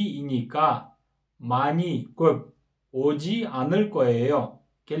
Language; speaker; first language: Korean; non-native, fluent; Kyrgyz